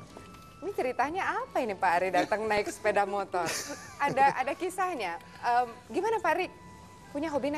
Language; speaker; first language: Indonesian; native; Indonesian